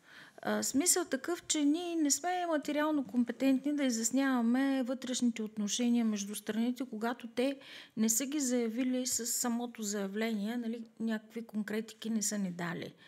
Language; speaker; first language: Bulgarian; native; Bulgarian